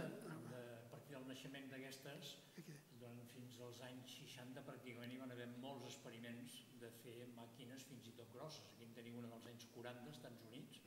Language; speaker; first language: Catalan; native; Catalan